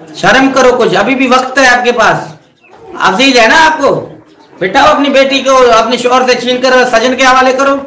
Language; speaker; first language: Urdu; non-native, local second language; Sindhi